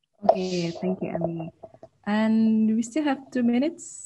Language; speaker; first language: English; non-native, fluent; Indonesian